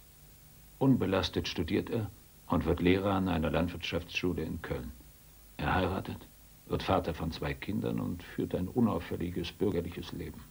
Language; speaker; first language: German; native; German